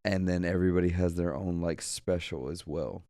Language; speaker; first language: English; native; English